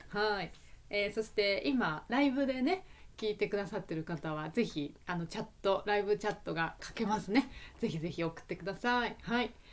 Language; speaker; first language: Japanese; native; Japanese